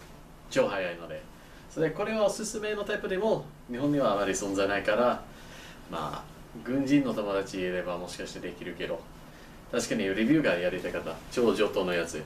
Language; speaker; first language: Japanese; non-native, learner; English